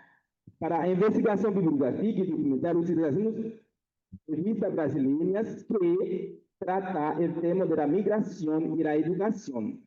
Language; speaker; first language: Portuguese; non-native, fluent; Haitian Creole